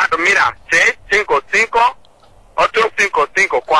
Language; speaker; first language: Spanish; non-native, learner; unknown